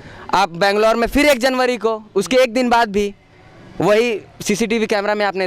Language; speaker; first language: Hindi; native; Hindi